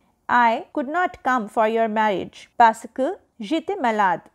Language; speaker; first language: English; non-native, local second language; Hindi